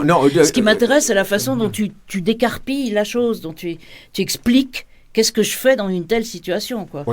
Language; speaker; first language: French; native; French